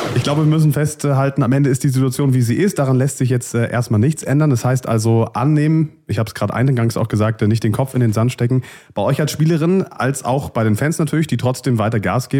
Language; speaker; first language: German; native; German